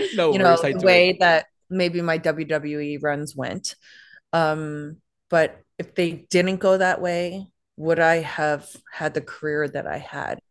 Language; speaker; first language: English; native; English